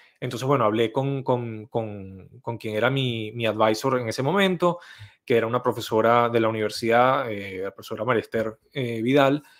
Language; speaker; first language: Spanish; native; Spanish